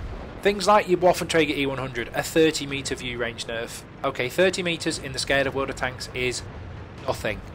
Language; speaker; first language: English; native; English